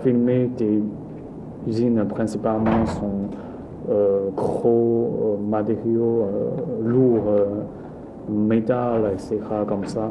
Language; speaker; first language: French; non-native, learner; Chinese